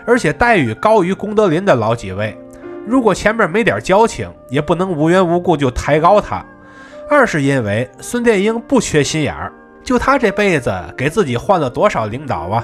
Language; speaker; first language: Chinese; native; Chinese